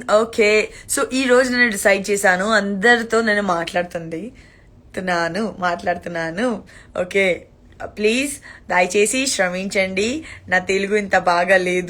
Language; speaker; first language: Telugu; non-native, learner; Gujarati